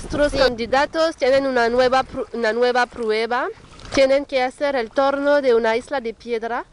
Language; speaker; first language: Spanish; non-native, learner; French